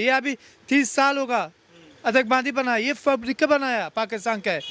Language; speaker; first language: Hindi; non-native, learner; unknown